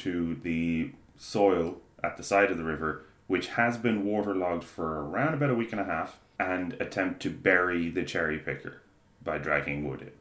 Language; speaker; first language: English; native; English